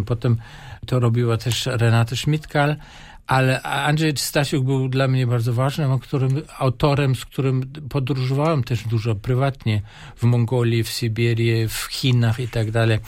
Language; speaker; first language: Polish; non-native, fluent; German